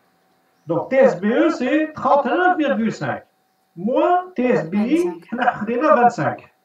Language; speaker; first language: French; non-native, local second language; Arabic